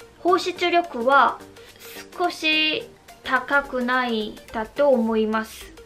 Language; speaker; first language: Japanese; non-native, learner; Korean